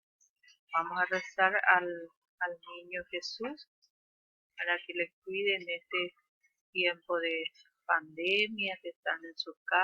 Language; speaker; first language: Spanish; non-native, local second language; Guarani